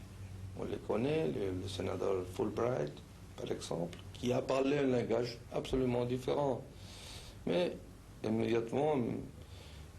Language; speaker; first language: French; non-native, fluent; Spanish